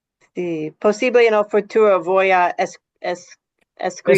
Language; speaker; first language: Spanish; non-native, learner; English